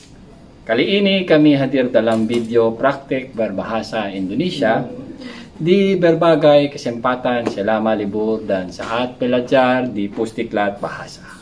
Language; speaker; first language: Indonesian; non-native, learner; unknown